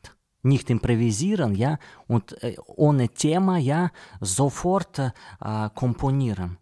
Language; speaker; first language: German; non-native, learner; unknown